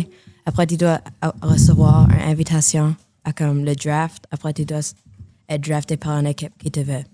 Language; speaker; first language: French; non-native, local second language; English